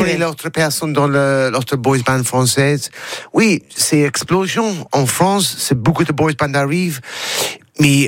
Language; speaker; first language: French; non-native, learner; English